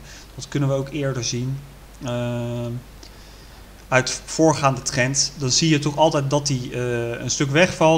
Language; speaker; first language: Dutch; native; Dutch